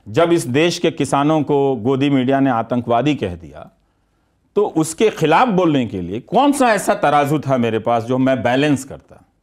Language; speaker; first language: Hindi; native; Hindi